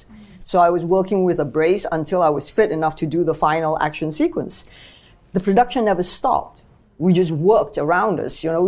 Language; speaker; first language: English; native; English